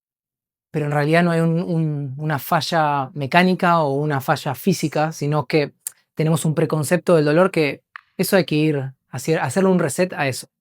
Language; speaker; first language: Spanish; native; Spanish